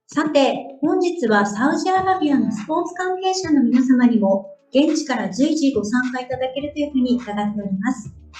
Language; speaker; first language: Japanese; native; Japanese